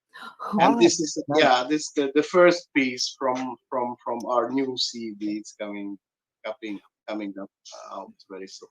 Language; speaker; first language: English; non-native, learner; Hungarian